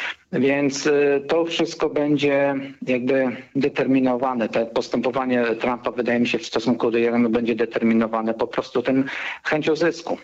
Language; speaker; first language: Polish; native; Polish